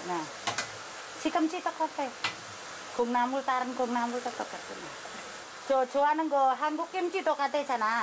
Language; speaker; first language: Korean; non-native, learner; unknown